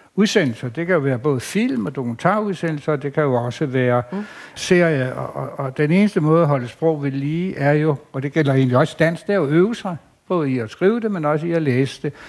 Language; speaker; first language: Danish; native; Danish